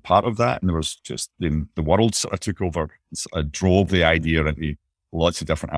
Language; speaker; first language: English; native; English